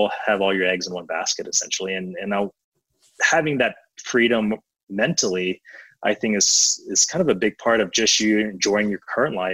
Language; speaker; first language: English; native; English